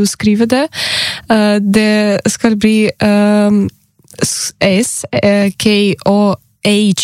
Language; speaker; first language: Norwegian; non-native, learner; Ukrainian